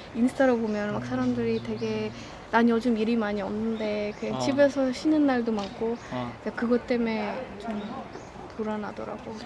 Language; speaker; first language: Korean; non-native, fluent; Estonian